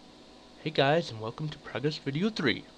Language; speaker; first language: English; native; English